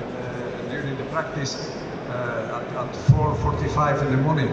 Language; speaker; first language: English; non-native, learner; Italian